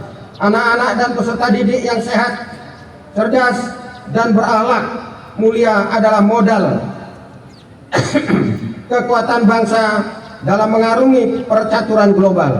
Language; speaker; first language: Indonesian; native; Indonesian